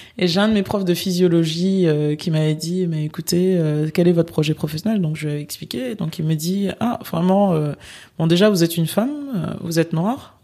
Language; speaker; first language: French; native; French